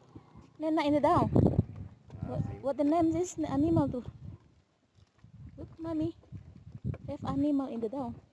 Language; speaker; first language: English; non-native, learner; Indonesian